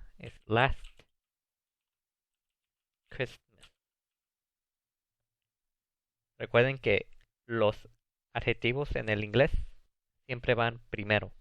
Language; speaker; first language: Spanish; early bilingual, heritage; English